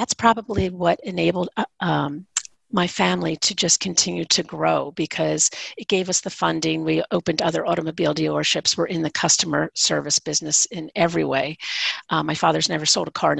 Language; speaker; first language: English; native; English